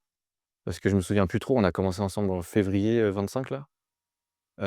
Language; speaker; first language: French; native; French